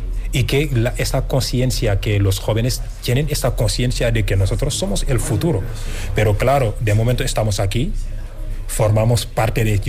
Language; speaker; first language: Spanish; non-native, fluent; Wolof